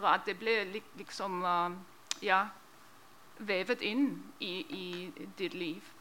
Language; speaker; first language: Norwegian; non-native, fluent; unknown